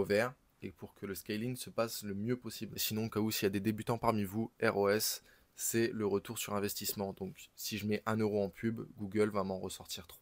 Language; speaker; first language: French; native; French